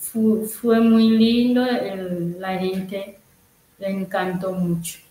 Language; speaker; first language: Spanish; non-native, learner; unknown